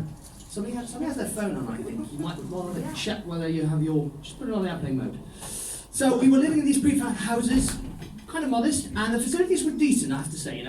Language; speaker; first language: English; non-native, fluent; Dutch